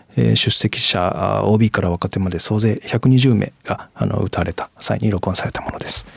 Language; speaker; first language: Japanese; native; Japanese